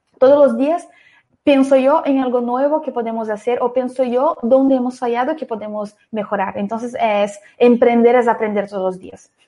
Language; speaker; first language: Spanish; non-native, fluent; Portuguese